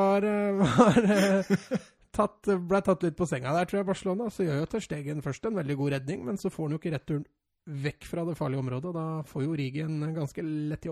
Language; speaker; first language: Norwegian; native; Norwegian